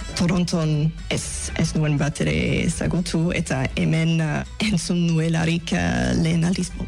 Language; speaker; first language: Basque; non-native, learner; English